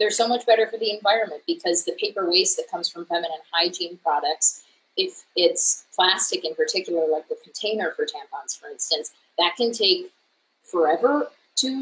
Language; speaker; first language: English; native; English